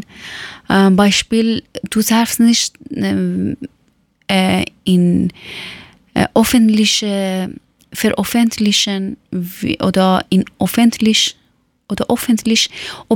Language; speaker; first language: German; non-native, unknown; Persian